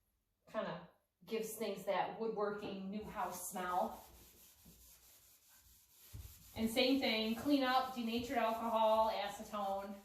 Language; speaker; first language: English; native; English